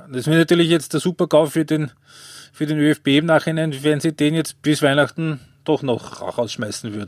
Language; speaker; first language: German; native; German